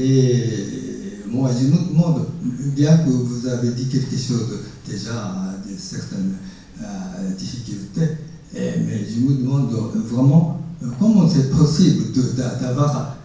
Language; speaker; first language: French; non-native, fluent; Japanese